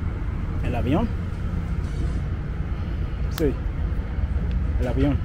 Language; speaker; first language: Spanish; non-native, learner; English